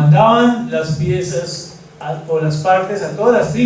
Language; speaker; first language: Spanish; native; Spanish